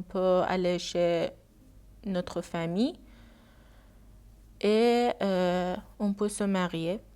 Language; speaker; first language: French; non-native, learner; Persian